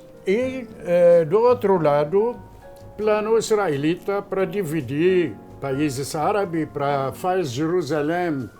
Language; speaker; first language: Portuguese; non-native, fluent; Arabic